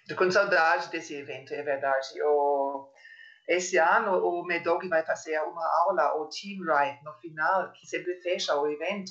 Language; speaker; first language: Portuguese; non-native, fluent; German